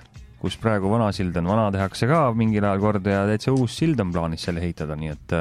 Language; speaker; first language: Estonian; native; Estonian